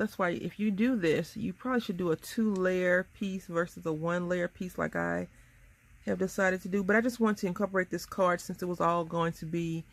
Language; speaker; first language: English; native; English